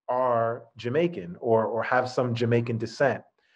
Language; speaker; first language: English; native; English